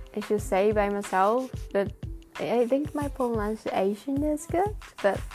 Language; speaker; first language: English; non-native, learner; Japanese